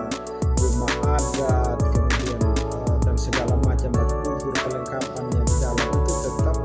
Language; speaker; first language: Indonesian; non-native, local second language; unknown